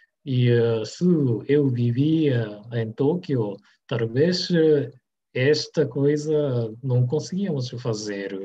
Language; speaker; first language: Portuguese; non-native, learner; Japanese